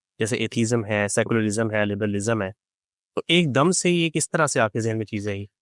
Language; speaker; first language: Urdu; native; Urdu